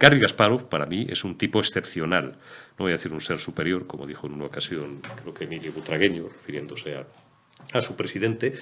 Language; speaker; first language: Spanish; native; Spanish